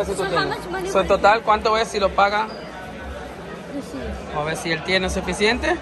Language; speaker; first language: Spanish; native; Spanish